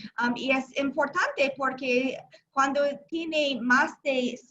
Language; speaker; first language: Spanish; non-native, learner; English